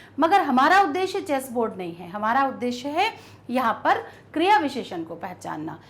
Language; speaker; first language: Hindi; native; Hindi